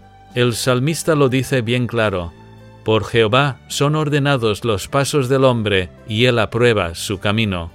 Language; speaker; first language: Spanish; native; Spanish